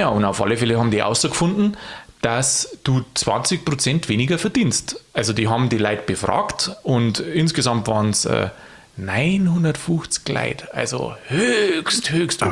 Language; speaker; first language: German; native; German